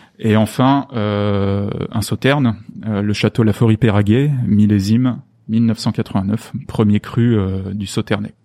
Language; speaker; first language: French; native; French